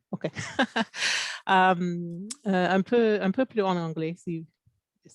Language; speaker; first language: French; non-native, local second language; English